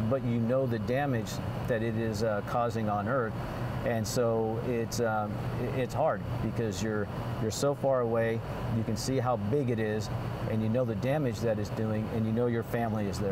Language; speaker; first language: English; early bilingual, other home language; Spanish